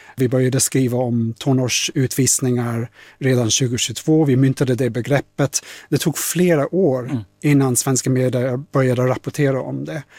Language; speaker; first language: Swedish; non-native, fluent; English